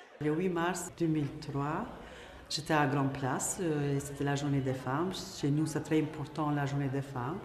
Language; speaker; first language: French; non-native, fluent; Albanian